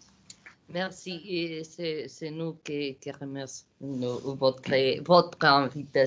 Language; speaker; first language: French; non-native, learner; Portuguese